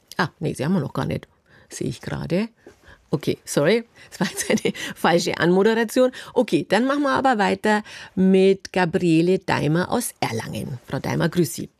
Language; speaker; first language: German; native; German